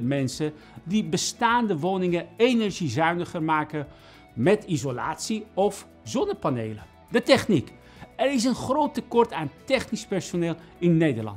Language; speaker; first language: Dutch; non-native, fluent; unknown